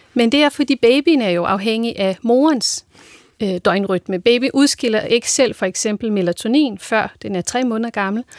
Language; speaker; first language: Danish; non-native, fluent; Portuguese